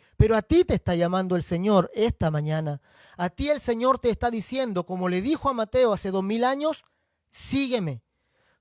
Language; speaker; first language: Spanish; native; Spanish